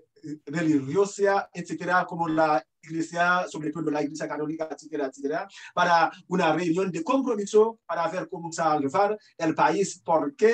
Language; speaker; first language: Spanish; non-native, fluent; Haitian Creole